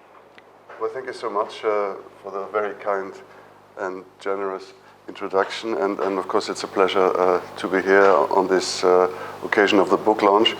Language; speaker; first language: English; non-native, fluent; German